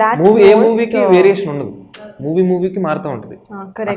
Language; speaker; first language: Telugu; native; Telugu